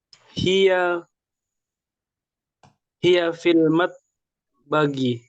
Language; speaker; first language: Arabic; non-native, learner; Indonesian